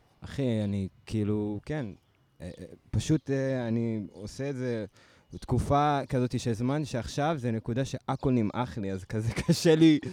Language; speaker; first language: Hebrew; early bilingual, other home language; Amharic